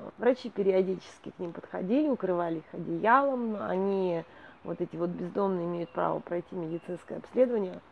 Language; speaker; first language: Russian; native; Russian